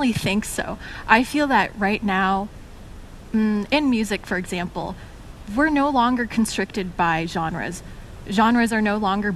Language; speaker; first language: English; native; English